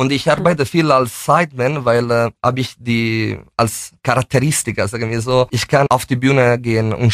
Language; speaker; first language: German; non-native, fluent; Italian